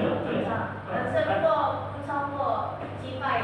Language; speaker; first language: Chinese; non-native, learner; Indonesian